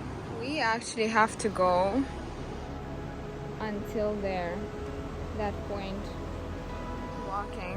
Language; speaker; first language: English; non-native, learner; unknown